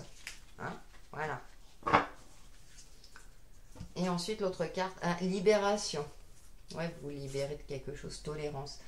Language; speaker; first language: French; native; French